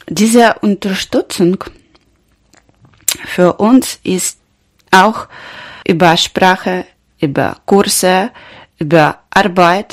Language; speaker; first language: German; non-native, learner; Ukrainian